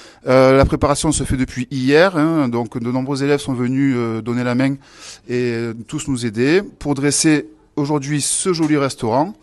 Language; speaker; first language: French; native; French